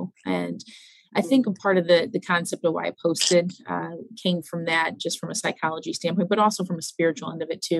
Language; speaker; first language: English; native; English